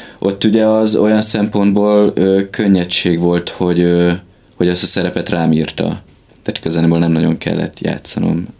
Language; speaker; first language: Hungarian; native; Hungarian